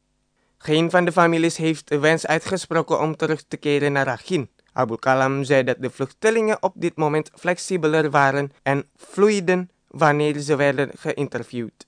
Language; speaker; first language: Dutch; non-native, fluent; Indonesian